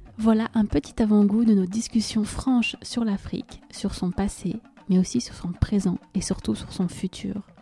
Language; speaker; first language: French; native; French